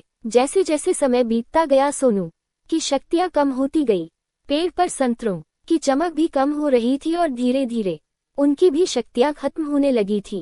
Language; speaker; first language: Hindi; native; Hindi